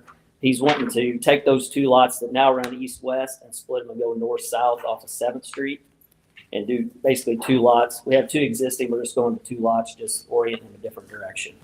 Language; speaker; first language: English; native; English